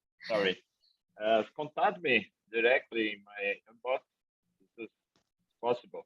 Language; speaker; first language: English; non-native, learner; Portuguese